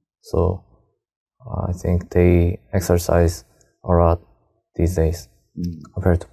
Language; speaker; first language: English; non-native, learner; Korean